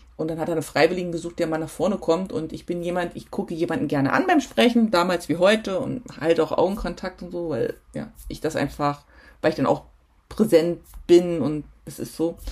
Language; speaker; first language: German; native; German